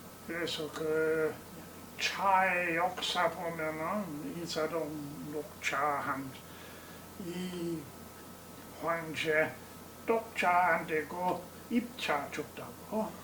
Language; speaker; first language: Korean; non-native, learner; English